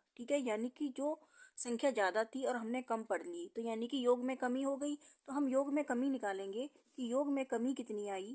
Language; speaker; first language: Hindi; native; Hindi